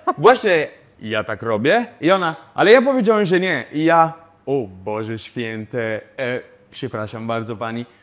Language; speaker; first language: Polish; non-native, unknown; Italian